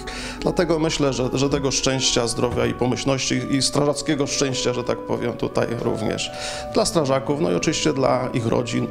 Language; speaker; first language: Polish; native; Polish